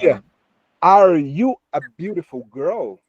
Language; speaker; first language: English; non-native, fluent; Portuguese